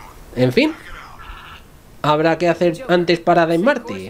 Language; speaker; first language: Spanish; native; Spanish